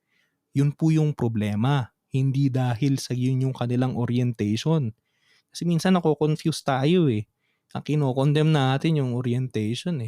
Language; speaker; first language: Filipino; native; Filipino